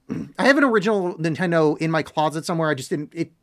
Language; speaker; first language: English; native; English